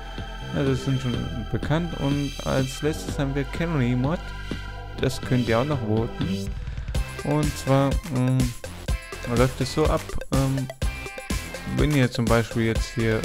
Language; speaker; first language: German; native; German